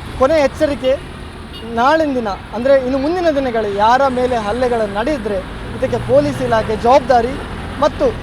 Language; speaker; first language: Kannada; non-native, local second language; Tulu